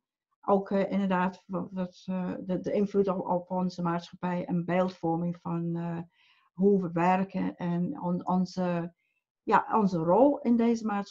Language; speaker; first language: Dutch; non-native, fluent; English